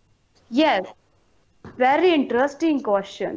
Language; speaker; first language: English; non-native, learner; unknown